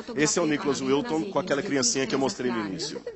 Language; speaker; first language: Portuguese; native; Portuguese